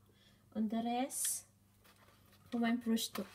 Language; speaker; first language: German; non-native, learner; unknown